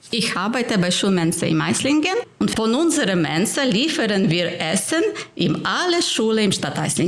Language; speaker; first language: German; non-native, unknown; Ukrainian